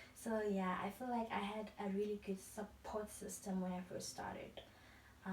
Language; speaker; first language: English; non-native, local second language; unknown